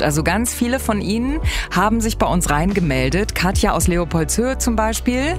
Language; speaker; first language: German; native; German